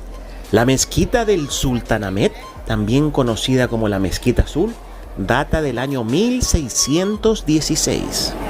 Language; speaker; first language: Spanish; native; Spanish